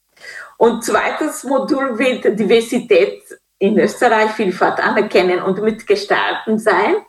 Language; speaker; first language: German; non-native, fluent; Kinyarwanda